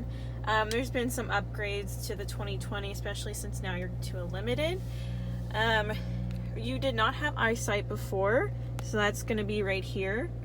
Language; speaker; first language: English; native; English